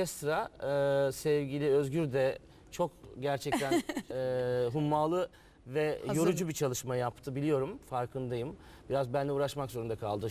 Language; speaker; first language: Turkish; native; Turkish